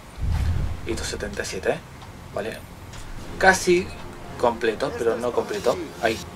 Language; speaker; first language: Spanish; native; Spanish